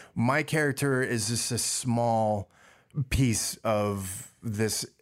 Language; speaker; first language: English; early bilingual, other home language; Dutch